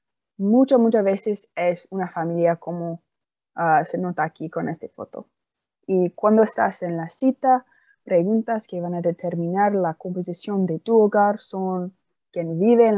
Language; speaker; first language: Spanish; non-native, fluent; English